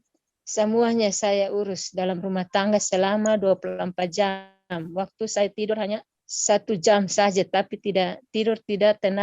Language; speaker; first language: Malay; non-native, local second language; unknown